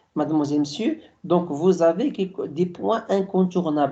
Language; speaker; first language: French; non-native, local second language; Arabic